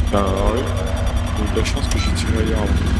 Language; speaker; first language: French; native; French